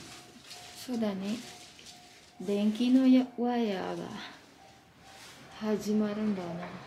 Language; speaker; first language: Japanese; non-native, learner; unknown